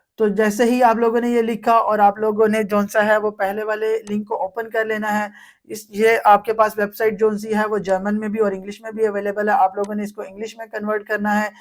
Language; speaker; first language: Urdu; non-native, local second language; Punjabi